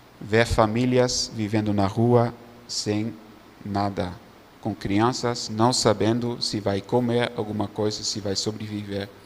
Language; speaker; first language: Portuguese; non-native, fluent; Dutch